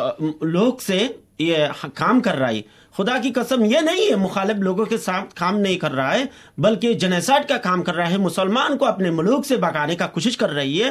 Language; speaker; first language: Hindi; non-native, fluent; Rohingya